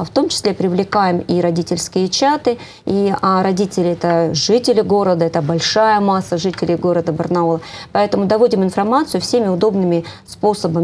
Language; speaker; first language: Russian; native; Russian